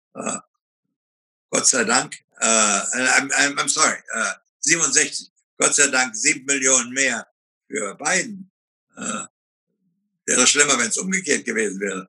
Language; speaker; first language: German; native; German